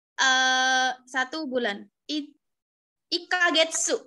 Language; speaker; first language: Indonesian; native; Indonesian